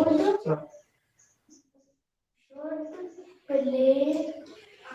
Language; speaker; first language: English; non-native, learner; Hindi